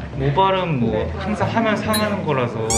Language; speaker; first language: Korean; native; Korean